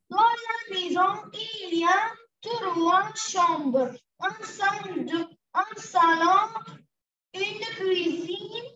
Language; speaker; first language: French; non-native, learner; Arabic